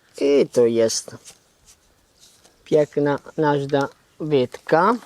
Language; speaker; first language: Polish; non-native, learner; Italian